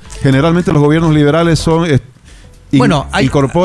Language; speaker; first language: Spanish; native; Spanish